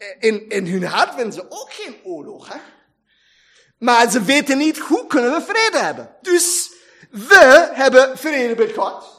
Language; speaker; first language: Dutch; non-native, fluent; German